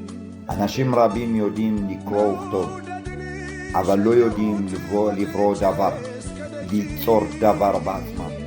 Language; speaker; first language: Hebrew; early bilingual, other home language; Amharic